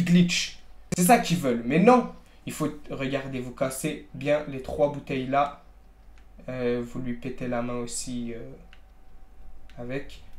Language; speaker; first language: French; native; French